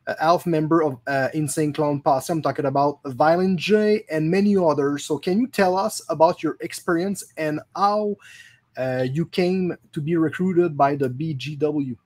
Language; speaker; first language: English; non-native, local second language; French